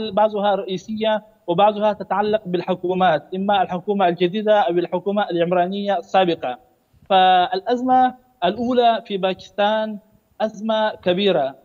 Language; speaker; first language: Arabic; non-native, fluent; Urdu